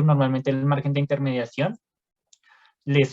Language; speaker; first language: Spanish; native; Spanish